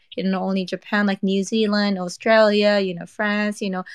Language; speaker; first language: English; non-native, fluent; Japanese